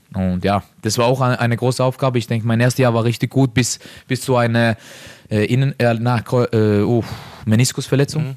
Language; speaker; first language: German; non-native, fluent; Norwegian